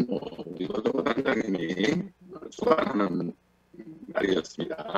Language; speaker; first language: Korean; native; Korean